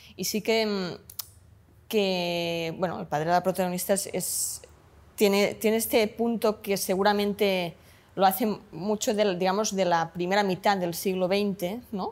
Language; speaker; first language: Spanish; non-native, local second language; Catalan